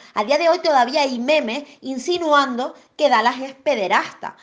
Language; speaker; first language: Spanish; native; Spanish